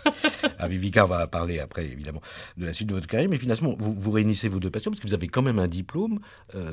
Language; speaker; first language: French; native; French